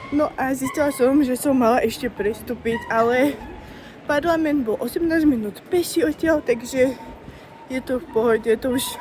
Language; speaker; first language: Slovak; native; Slovak